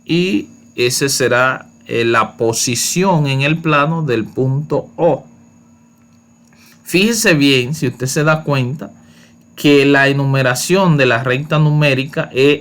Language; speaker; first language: Spanish; native; Spanish